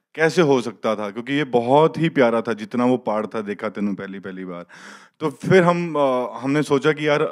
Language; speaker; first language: Hindi; native; Hindi